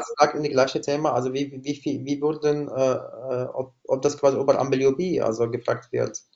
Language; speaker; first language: German; non-native, fluent; Arabic